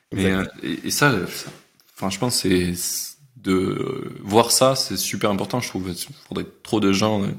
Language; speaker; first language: French; native; French